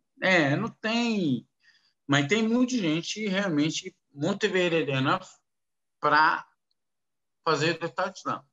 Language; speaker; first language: Portuguese; non-native, learner; Arabic